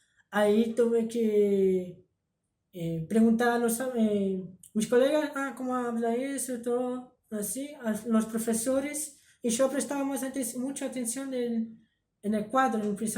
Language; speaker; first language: Spanish; early bilingual, heritage; Spanish